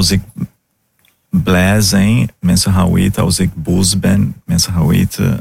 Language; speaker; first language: Dutch; non-native, fluent; Portuguese